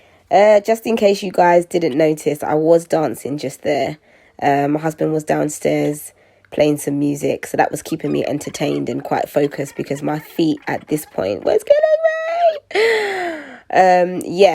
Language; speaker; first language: English; native; English